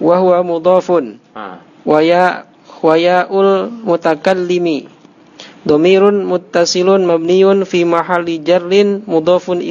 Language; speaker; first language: Arabic; non-native, learner; Indonesian